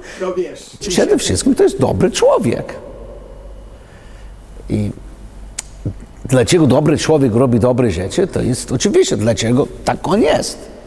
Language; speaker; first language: Polish; non-native, learner; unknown